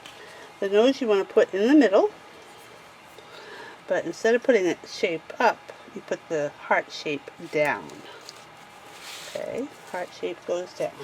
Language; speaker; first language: English; native; English